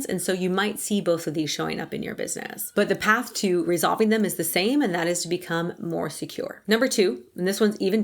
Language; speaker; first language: English; native; English